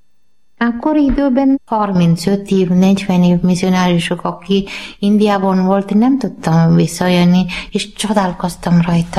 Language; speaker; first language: Hungarian; non-native, learner; Malayalam